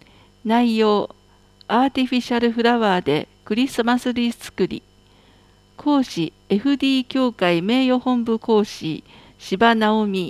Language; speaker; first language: Japanese; native; Japanese